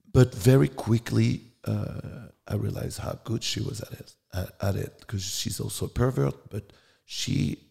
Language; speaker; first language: English; non-native, fluent; French